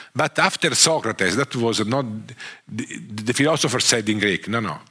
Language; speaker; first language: English; non-native, fluent; Italian